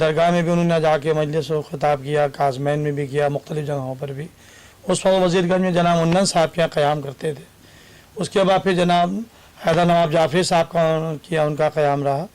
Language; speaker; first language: Urdu; native; Urdu